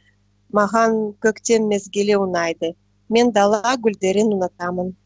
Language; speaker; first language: Kazakh; non-native, learner; Russian